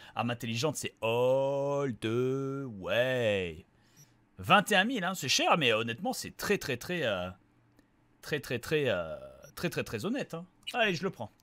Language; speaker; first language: French; native; French